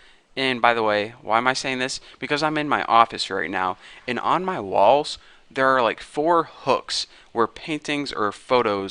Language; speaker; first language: English; native; English